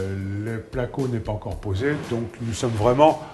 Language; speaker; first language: French; native; French